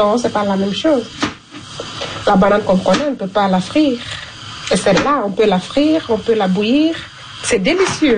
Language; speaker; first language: French; non-native, local second language; Fula